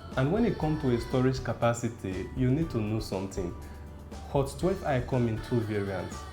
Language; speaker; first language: Nigerian Pidgin; native; Nigerian Pidgin